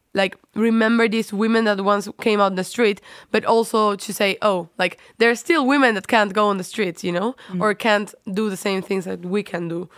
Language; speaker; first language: English; non-native, fluent; Spanish